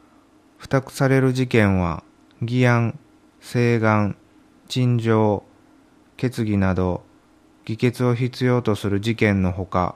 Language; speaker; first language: Japanese; native; Japanese